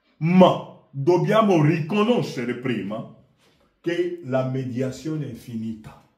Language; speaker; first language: Italian; non-native, fluent; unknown